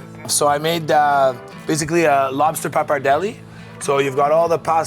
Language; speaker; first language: English; native; English